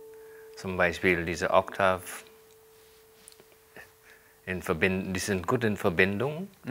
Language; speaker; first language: German; non-native, fluent; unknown